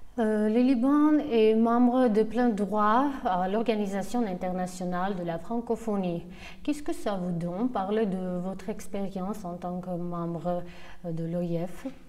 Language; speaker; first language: French; non-native, fluent; Armenian